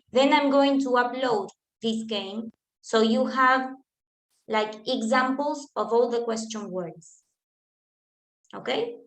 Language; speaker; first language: English; non-native, fluent; Spanish